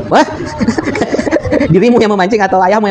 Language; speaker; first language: Indonesian; native; Indonesian